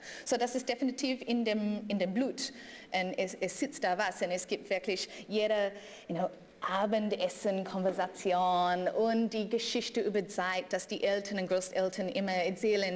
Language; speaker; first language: German; non-native, learner; English